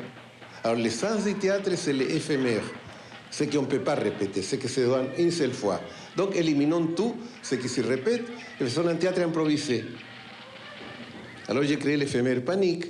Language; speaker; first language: French; non-native, fluent; Spanish